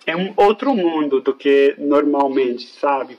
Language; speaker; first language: Portuguese; non-native, fluent; French